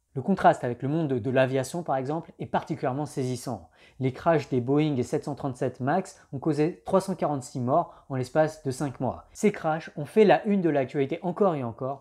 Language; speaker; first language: French; native; French